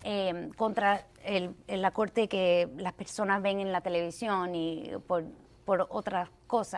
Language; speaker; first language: Spanish; early bilingual, heritage; Spanish